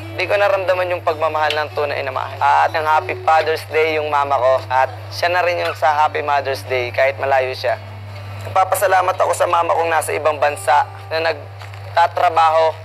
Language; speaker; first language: Filipino; native; Filipino